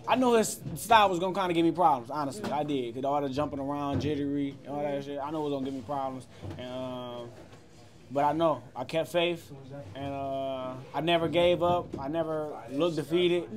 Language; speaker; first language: English; native; English